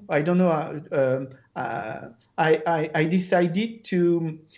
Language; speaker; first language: English; non-native, learner; French